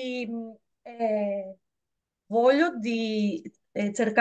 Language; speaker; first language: Italian; non-native, learner; Greek